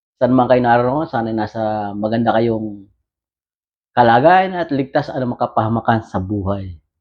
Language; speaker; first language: Filipino; native; Filipino